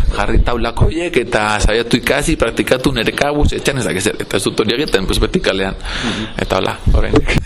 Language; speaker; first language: Basque; non-native, local second language; Spanish